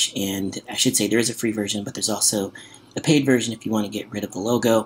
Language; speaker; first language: English; native; English